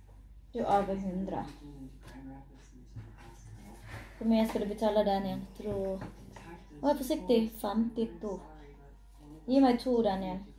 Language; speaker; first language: Norwegian; non-native, learner; Cebuano